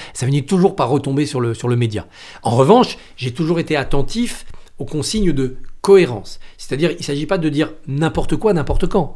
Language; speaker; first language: French; native; French